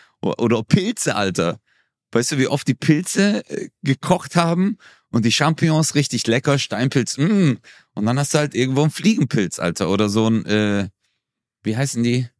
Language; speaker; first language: German; early bilingual, other home language; Turkish